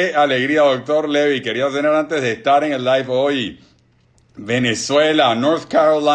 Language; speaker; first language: Spanish; native; Spanish